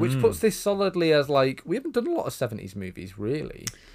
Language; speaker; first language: English; native; English